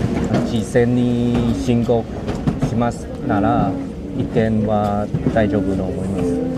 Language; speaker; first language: Japanese; non-native, learner; Chinese